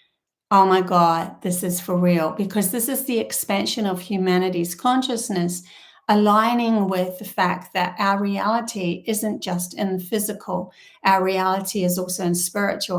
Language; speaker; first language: English; native; English